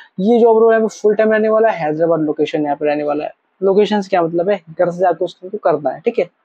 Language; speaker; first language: Hindi; native; Hindi